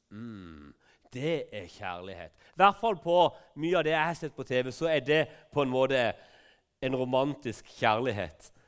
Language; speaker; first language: Norwegian; native; Norwegian